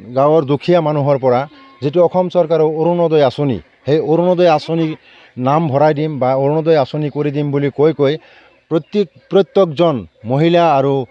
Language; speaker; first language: Assamese; non-native, local second language; Bangla